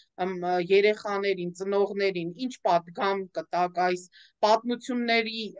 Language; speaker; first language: Armenian; native; Armenian